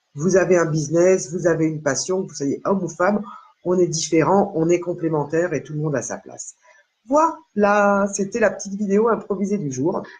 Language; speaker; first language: French; native; French